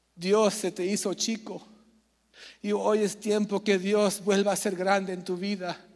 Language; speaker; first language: Spanish; early bilingual, heritage; Spanish